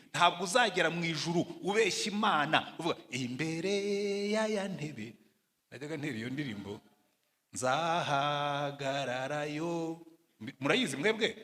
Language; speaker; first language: Kinyarwanda; native; Kinyarwanda